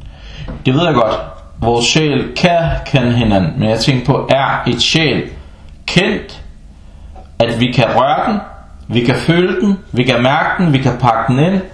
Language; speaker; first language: Danish; non-native, fluent; Arabic